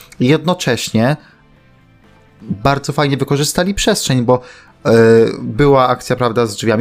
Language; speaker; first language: Polish; native; Polish